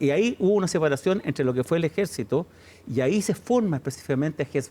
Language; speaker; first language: Spanish; native; Spanish